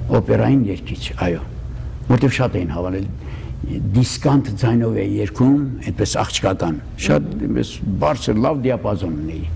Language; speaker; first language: Armenian; early bilingual, heritage; Armenian